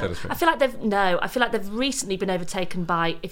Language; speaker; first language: English; native; English